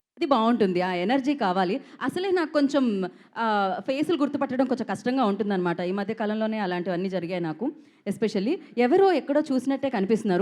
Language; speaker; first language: Telugu; native; Telugu